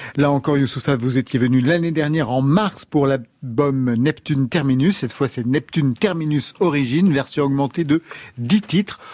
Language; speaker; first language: French; native; French